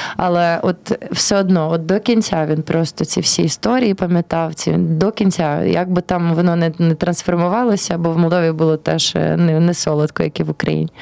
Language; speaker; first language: Ukrainian; early bilingual, heritage; Ukrainian